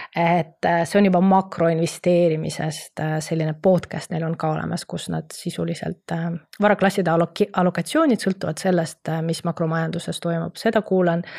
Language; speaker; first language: Estonian; non-native, local second language; Russian